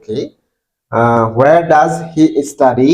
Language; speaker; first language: English; non-native, fluent; Bangla